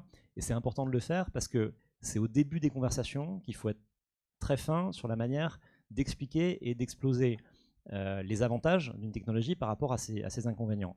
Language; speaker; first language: French; native; French